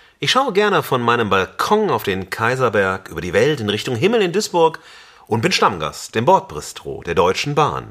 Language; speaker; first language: German; native; German